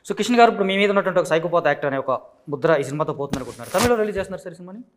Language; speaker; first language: Telugu; native; Telugu